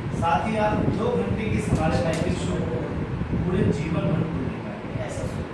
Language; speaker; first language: Hindi; native; Hindi